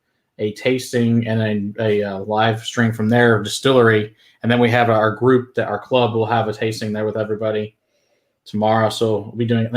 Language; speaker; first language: English; native; English